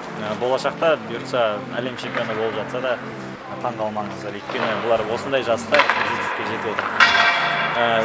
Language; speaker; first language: Kazakh; native; Kazakh